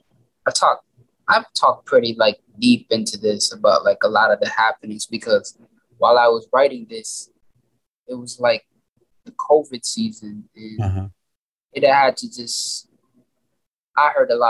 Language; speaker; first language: English; non-native, local second language; Filipino